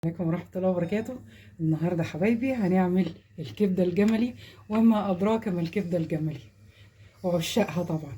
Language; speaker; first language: Arabic; native; Arabic